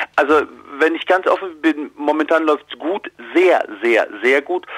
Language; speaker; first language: German; early bilingual, heritage; Croatian